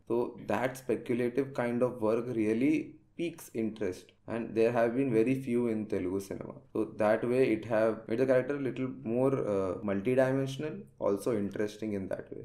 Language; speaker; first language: English; non-native, local second language; Telugu